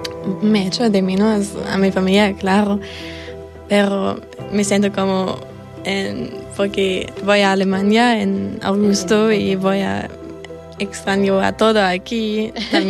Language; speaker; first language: Spanish; non-native, fluent; German